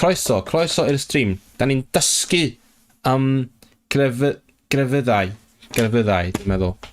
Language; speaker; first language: Welsh; non-native, fluent; Cantonese